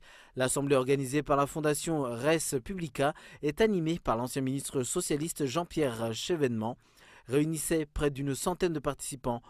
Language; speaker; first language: French; non-native, local second language; Malagasy